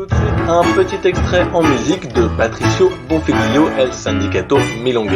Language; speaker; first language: French; native; French